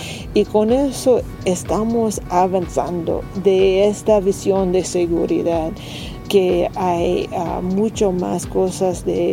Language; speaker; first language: Spanish; non-native, learner; English